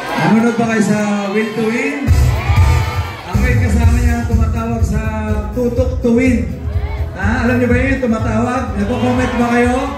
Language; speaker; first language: Filipino; native; Filipino